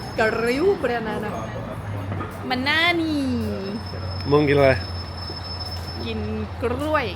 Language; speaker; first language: Thai; native; Thai